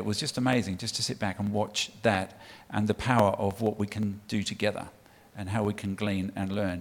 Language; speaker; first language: English; native; English